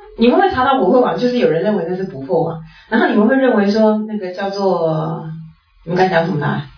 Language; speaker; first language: Chinese; native; Chinese